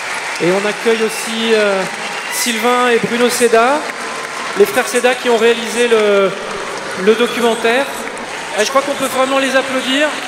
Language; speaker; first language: French; native; French